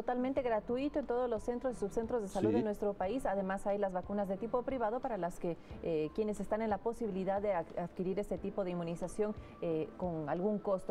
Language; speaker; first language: Spanish; native; Spanish